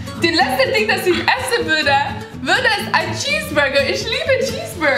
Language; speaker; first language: German; non-native, learner; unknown